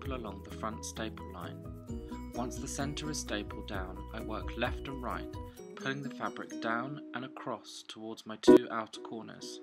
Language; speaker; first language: English; native; English